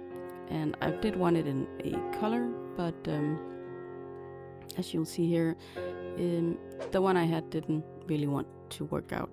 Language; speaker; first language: English; non-native, fluent; Danish